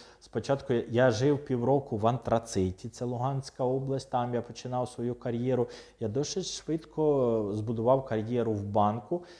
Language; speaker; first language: Ukrainian; non-native, local second language; Russian